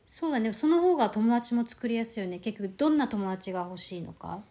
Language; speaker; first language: Japanese; native; Japanese